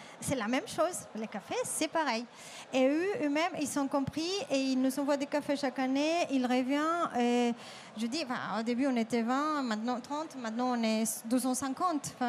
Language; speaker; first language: French; non-native, fluent; Spanish